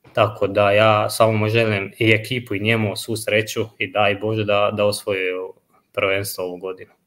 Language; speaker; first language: Croatian; non-native, fluent; Albanian